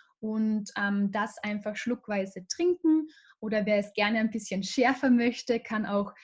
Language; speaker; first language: German; native; German